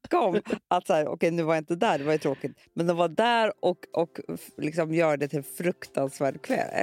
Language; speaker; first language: Swedish; native; Swedish